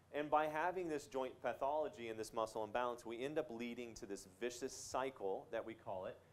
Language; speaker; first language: English; native; English